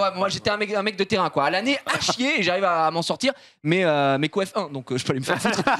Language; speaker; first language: French; native; French